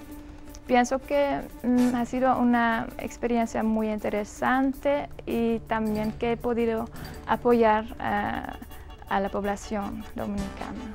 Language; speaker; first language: Spanish; non-native, fluent; Dutch